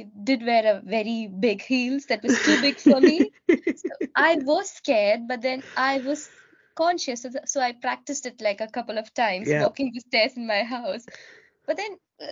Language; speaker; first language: English; non-native, local second language; Malayalam